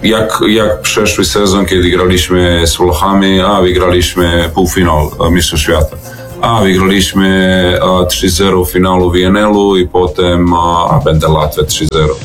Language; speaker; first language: Polish; non-native, learner; Serbian